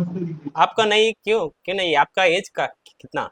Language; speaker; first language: Hindi; non-native, local second language; Kannada